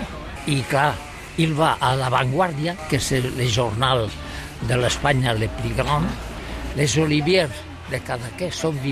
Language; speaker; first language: French; non-native, learner; Catalan